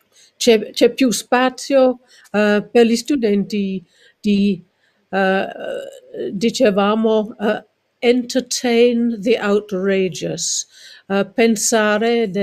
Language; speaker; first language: Italian; non-native, fluent; English